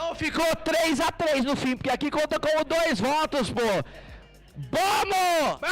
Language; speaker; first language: Portuguese; native; Portuguese